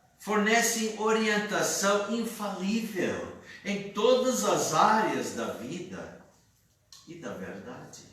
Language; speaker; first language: Portuguese; non-native, fluent; English